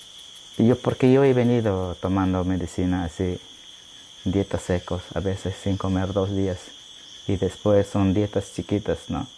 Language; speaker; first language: Spanish; non-native, local second language; Shipibo-Conibo